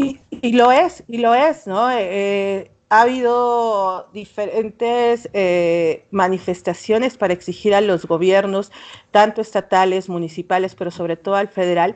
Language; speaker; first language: Spanish; native; Spanish